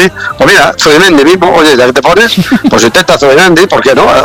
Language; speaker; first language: Spanish; native; Spanish